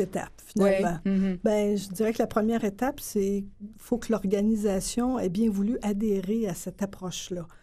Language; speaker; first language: French; native; French